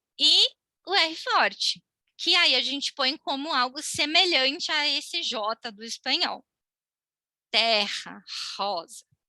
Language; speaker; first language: Portuguese; native; Portuguese